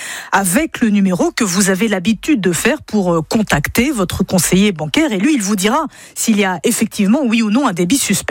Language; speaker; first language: French; native; French